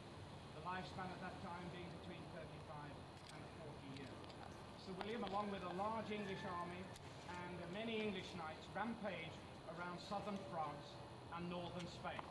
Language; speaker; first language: English; native; English